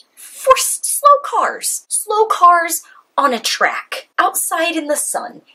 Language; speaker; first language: English; native; English